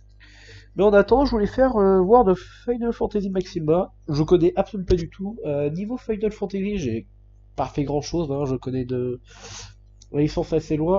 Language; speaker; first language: French; native; French